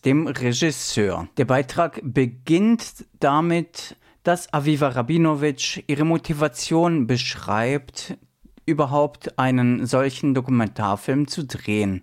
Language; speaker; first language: German; native; German